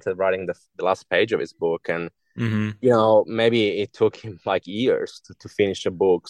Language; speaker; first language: English; non-native, fluent; Italian